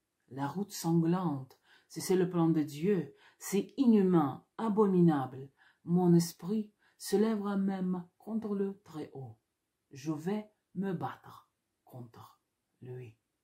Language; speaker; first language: French; non-native, learner; Russian